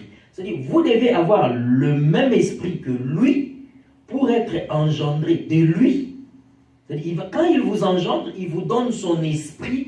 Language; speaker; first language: French; non-native, local second language; Lingala